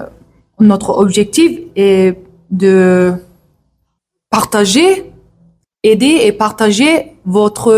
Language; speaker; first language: French; non-native, learner; English